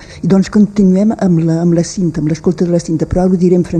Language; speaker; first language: Catalan; native; Catalan